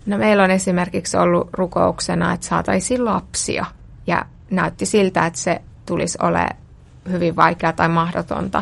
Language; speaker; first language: Finnish; native; Finnish